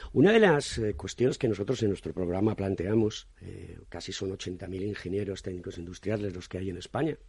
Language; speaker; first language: Spanish; native; Spanish